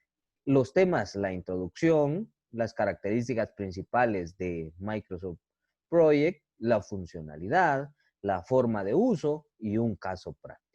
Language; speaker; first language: Spanish; native; Spanish